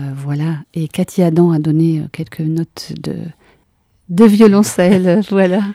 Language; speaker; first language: French; native; French